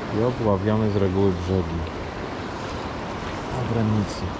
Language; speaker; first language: Polish; native; Polish